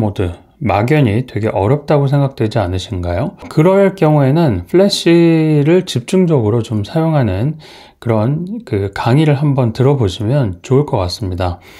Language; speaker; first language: Korean; native; Korean